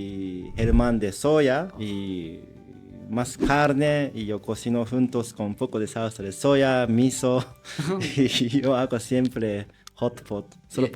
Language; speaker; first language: Spanish; non-native, learner; Japanese